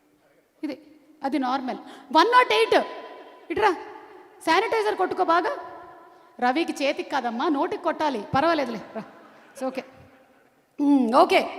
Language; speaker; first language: Telugu; native; Telugu